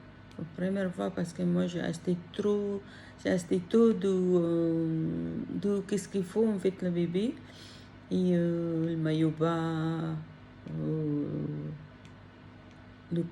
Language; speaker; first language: French; non-native, learner; Filipino